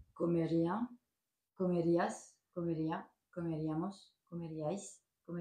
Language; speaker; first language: Spanish; non-native, learner; French